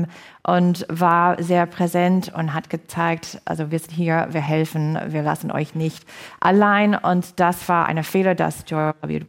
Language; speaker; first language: German; non-native, fluent; English